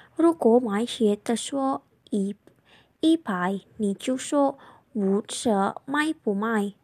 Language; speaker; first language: Chinese; non-native, learner; Indonesian